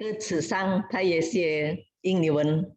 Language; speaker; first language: Chinese; non-native, learner; Indonesian